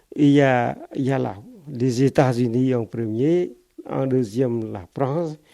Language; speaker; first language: French; non-native, fluent; Khmer